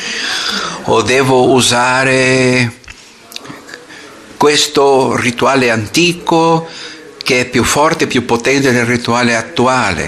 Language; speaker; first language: Italian; non-native, fluent; Portuguese